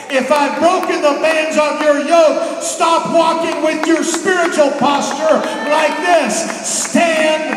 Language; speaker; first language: English; native; English